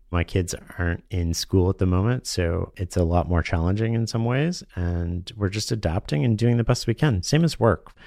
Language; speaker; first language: English; native; English